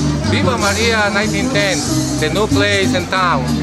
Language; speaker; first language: English; non-native, fluent; Spanish